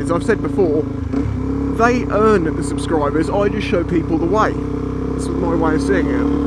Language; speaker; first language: English; native; English